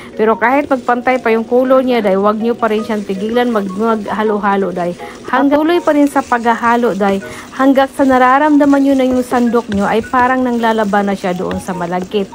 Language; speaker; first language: Filipino; non-native, local second language; Cebuano